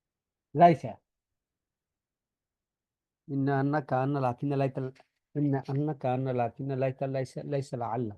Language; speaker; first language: Arabic; non-native, fluent; Bangla